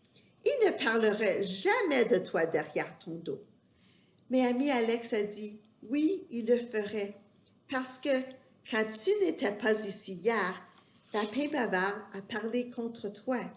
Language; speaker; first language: French; non-native, fluent; English